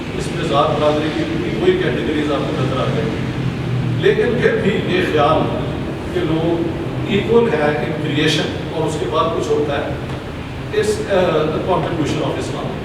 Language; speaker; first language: Urdu; non-native, local second language; Punjabi